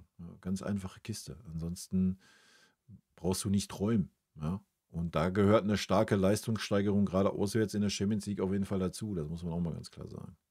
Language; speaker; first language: German; native; German